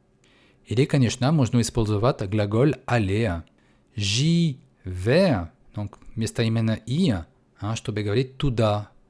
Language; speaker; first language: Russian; non-native, fluent; French